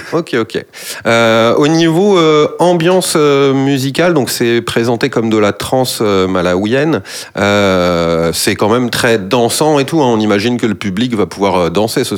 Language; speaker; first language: French; native; French